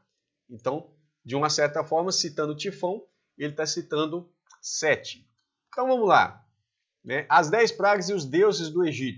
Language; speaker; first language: Portuguese; native; Portuguese